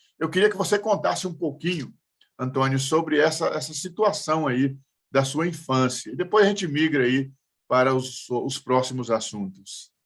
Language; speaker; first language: Portuguese; native; Portuguese